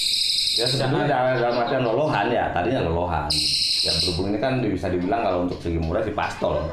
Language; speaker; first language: Indonesian; non-native, local second language; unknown